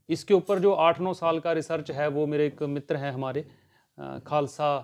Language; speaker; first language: Hindi; native; Hindi